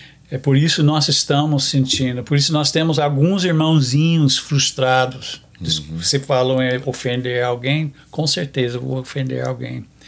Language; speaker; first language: Portuguese; non-native, fluent; English